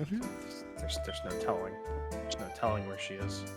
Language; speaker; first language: English; native; English